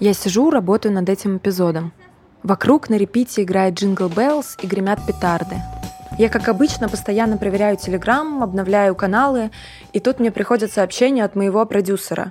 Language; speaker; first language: Russian; native; Russian